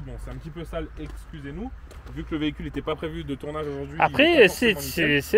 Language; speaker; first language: French; native; French